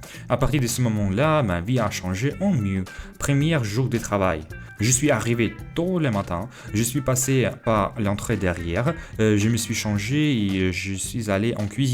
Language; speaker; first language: French; non-native, fluent; Russian